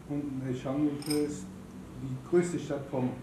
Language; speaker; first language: German; non-native, fluent; Turkish